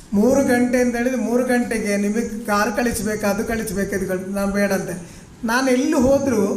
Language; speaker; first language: Kannada; non-native, local second language; Tulu